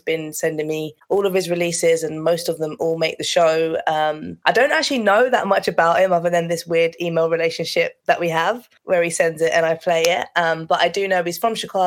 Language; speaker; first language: English; native; English